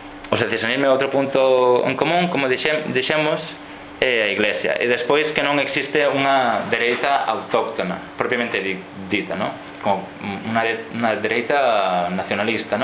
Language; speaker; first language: Galician; non-native, fluent; Catalan